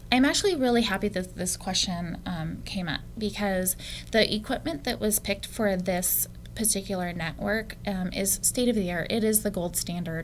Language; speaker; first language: English; native; English